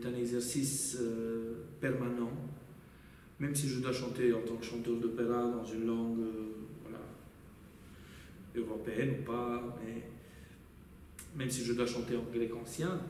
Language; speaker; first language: French; non-native, fluent; Romanian